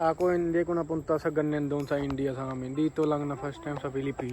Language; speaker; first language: Filipino; non-native, learner; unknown